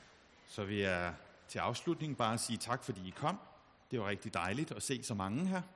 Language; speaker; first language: Danish; native; Danish